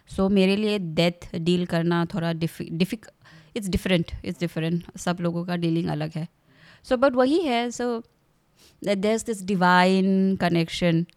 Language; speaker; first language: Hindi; non-native, local second language; Assamese